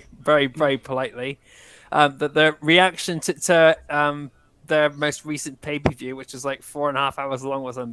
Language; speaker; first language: English; native; English